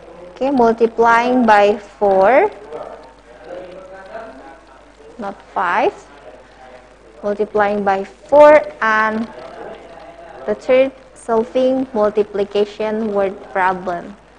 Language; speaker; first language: English; non-native, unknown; Indonesian